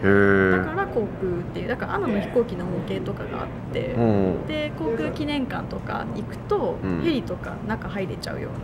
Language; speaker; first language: Japanese; native; Japanese